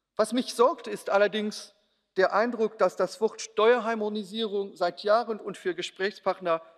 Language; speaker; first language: German; non-native, local second language; Luxembourgish